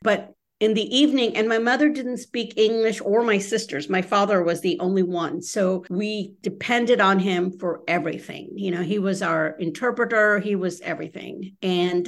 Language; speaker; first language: English; early bilingual, other home language; Bangla